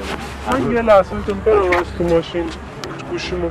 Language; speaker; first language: Persian; native; Persian